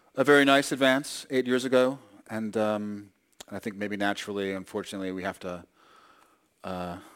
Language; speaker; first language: English; native; English